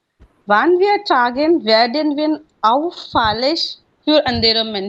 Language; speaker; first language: German; non-native, learner; Hindi